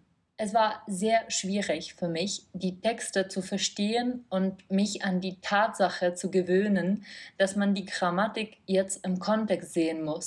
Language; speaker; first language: German; non-native, fluent; Czech